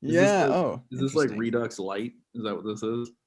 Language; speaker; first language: English; native; English